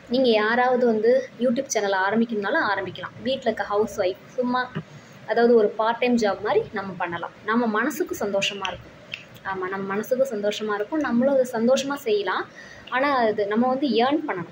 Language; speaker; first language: Tamil; native; Tamil